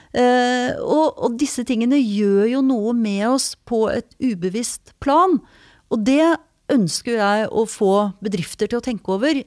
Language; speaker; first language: Norwegian; native; Norwegian